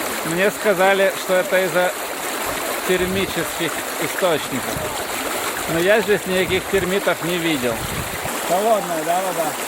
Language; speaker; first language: Russian; native; Russian